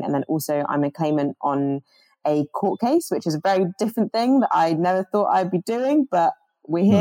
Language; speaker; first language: English; native; English